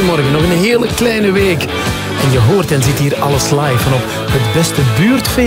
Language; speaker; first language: Dutch; native; Dutch